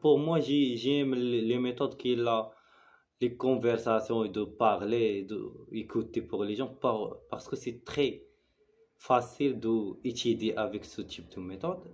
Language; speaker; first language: French; non-native, learner; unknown